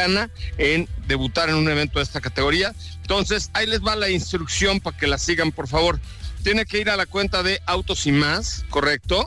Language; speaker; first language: Spanish; native; Spanish